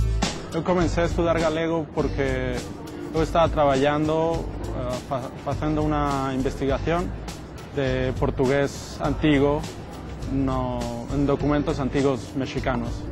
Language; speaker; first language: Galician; non-native, learner; Spanish